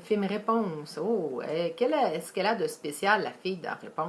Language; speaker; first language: French; native; French